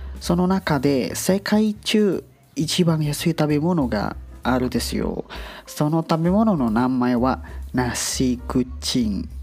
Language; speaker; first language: Japanese; non-native, learner; Indonesian